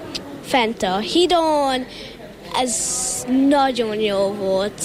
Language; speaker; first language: Hungarian; early bilingual, heritage; English